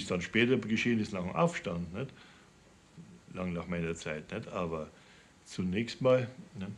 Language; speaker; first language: German; native; German